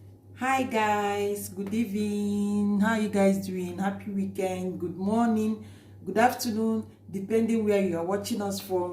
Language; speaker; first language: English; non-native, local second language; Nigerian Pidgin